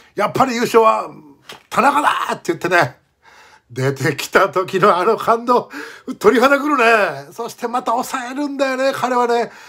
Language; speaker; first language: Japanese; native; Japanese